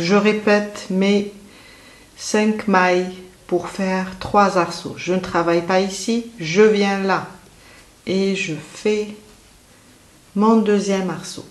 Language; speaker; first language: French; native; French